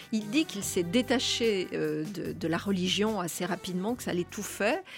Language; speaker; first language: French; native; French